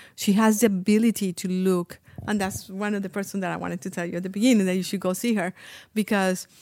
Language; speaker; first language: English; non-native, fluent; Spanish